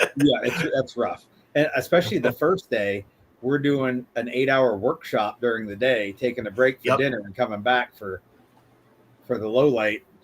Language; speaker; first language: English; native; English